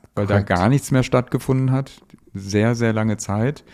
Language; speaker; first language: German; native; German